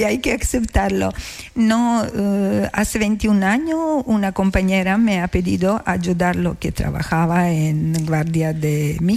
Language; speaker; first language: Spanish; non-native, learner; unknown